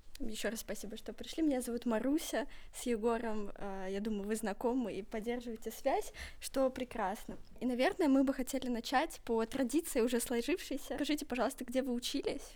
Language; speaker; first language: Russian; native; Russian